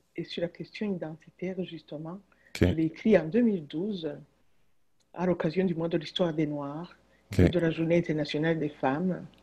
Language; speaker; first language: French; non-native, local second language; Kinyarwanda